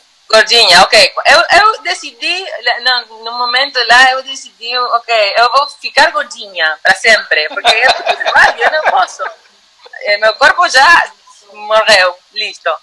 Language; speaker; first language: Portuguese; non-native, learner; Spanish